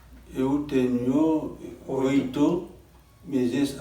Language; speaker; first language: Portuguese; non-native, learner; Haitian Creole